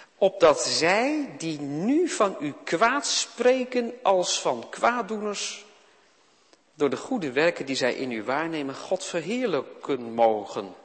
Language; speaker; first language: Dutch; native; Dutch